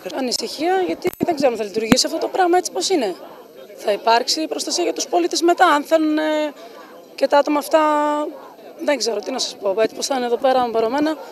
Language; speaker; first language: Greek; native; Greek